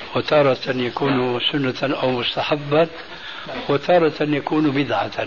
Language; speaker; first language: Arabic; early bilingual, other home language; Albanian